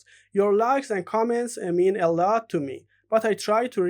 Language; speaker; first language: English; non-native, fluent; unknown